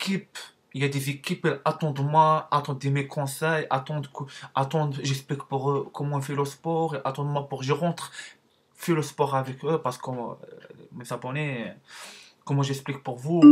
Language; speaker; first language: French; non-native, learner; Arabic